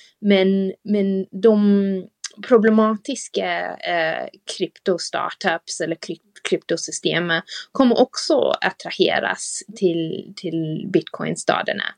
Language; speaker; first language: Swedish; non-native, fluent; English